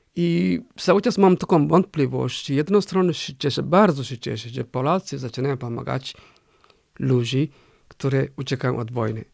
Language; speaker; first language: Polish; non-native, fluent; Somali